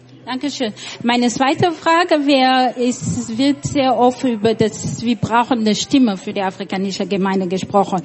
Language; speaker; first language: German; non-native, fluent; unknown